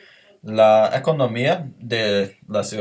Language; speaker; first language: Spanish; non-native, learner; English